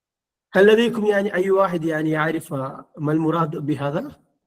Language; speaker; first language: Arabic; non-native, fluent; Malayalam